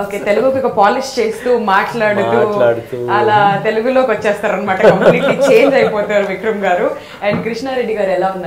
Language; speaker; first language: Telugu; native; Telugu